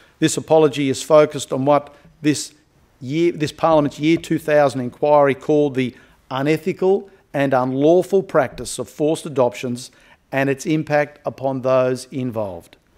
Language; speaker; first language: English; native; English